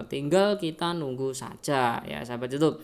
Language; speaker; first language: Indonesian; native; Indonesian